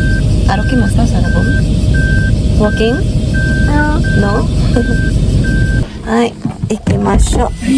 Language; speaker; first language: Japanese; non-native, learner; Filipino